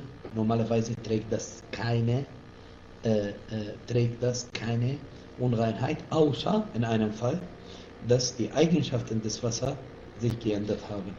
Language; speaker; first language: German; non-native, fluent; Arabic